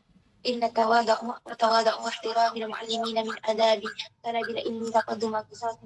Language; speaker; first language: Arabic; non-native, learner; Indonesian